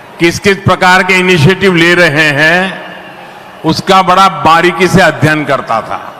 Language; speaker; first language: Hindi; non-native, local second language; Gujarati